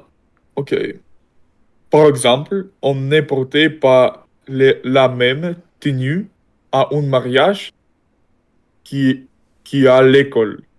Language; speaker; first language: French; non-native, learner; Russian